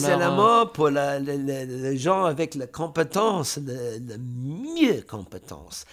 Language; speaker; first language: French; non-native, fluent; English